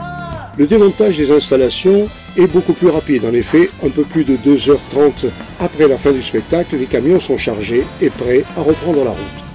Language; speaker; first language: French; native; French